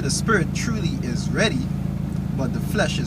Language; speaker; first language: English; native; English